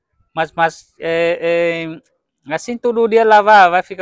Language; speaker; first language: Portuguese; non-native, learner; Vietnamese